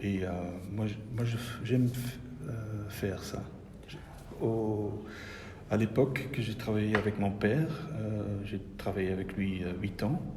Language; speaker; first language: French; non-native, local second language; Dutch